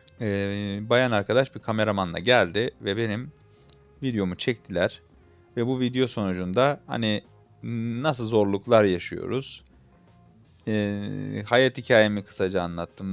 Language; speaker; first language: Turkish; native; Turkish